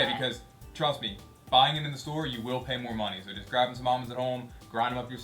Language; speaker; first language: English; native; English